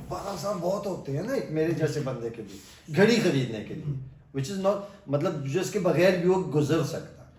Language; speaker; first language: Urdu; non-native, local second language; Pashto